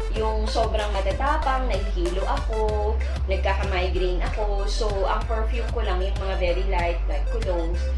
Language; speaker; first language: Filipino; non-native, local second language; Iloko